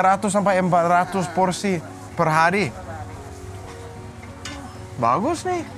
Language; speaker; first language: Indonesian; non-native, learner; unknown